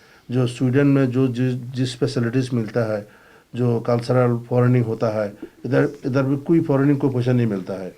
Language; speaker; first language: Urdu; non-native, fluent; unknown